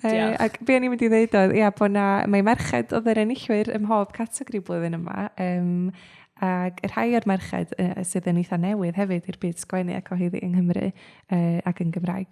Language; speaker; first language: Welsh; native; Welsh